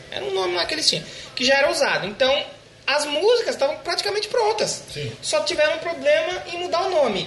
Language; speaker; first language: Portuguese; native; Portuguese